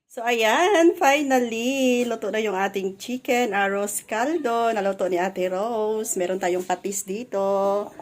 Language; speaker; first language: Filipino; native; Filipino